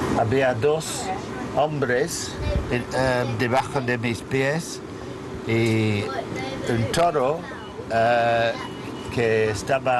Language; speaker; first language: Spanish; non-native, learner; English